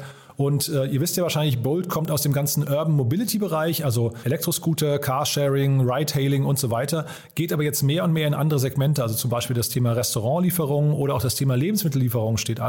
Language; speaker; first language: German; native; German